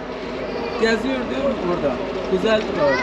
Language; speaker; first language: Turkish; non-native, learner; Azerbaijani